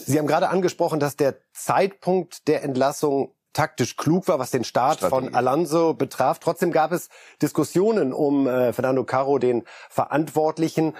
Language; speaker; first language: German; native; German